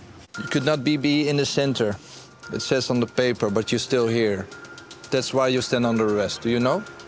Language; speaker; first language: English; non-native, fluent; Dutch